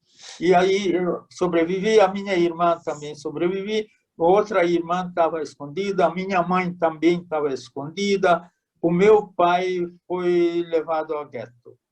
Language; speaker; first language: Portuguese; non-native, fluent; Hungarian